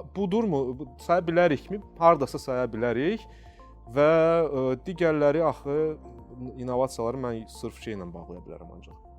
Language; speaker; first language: Azerbaijani; non-native, local second language; Russian